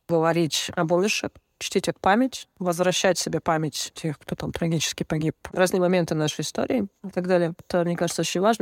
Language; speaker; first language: Russian; native; Russian